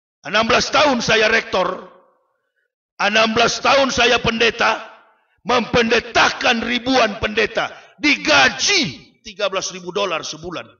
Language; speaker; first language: Malay; native; Malay